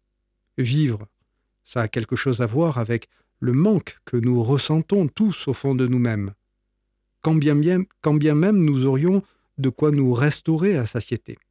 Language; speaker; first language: French; native; French